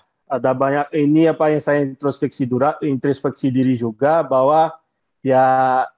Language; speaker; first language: Indonesian; non-native, fluent; Portuguese